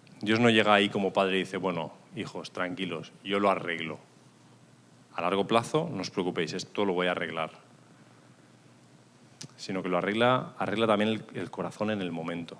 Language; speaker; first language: Spanish; native; Spanish